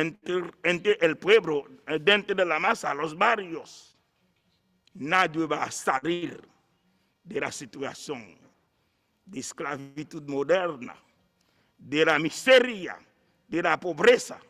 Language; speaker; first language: Spanish; non-native, fluent; Haitian Creole